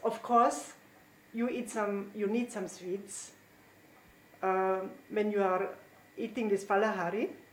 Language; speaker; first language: English; non-native, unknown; German